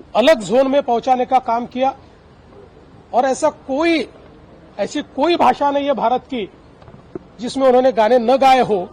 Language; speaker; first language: Hindi; non-native, local second language; Marathi